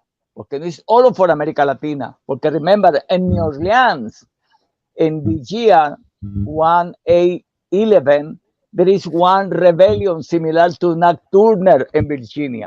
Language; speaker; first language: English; non-native, learner; Spanish